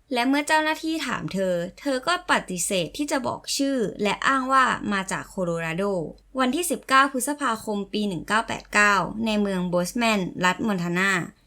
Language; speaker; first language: Thai; native; Thai